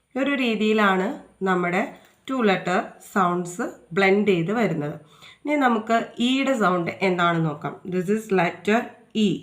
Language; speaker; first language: Malayalam; native; Malayalam